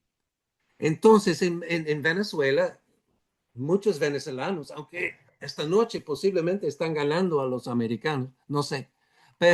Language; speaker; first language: Spanish; non-native, fluent; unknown